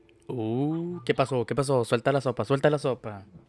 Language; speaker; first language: Spanish; early bilingual, heritage; Spanish